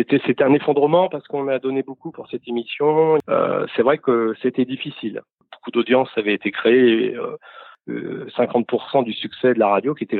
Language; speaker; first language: French; native; French